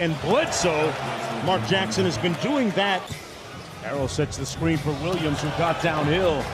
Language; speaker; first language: English; native; English